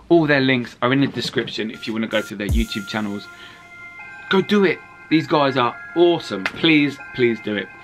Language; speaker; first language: English; native; English